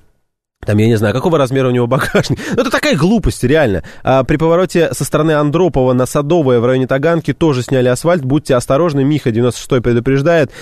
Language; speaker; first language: Russian; native; Russian